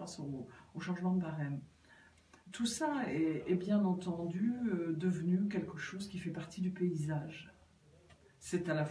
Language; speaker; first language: French; native; French